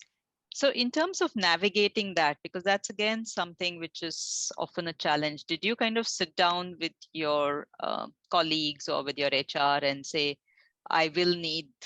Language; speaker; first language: English; non-native, local second language; Hindi